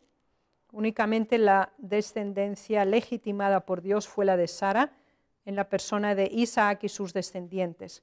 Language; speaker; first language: Spanish; native; Spanish